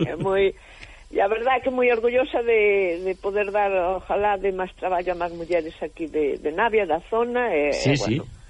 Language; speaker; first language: Galician; native; Galician